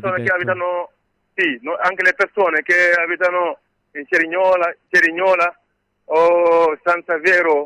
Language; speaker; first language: Italian; non-native, learner; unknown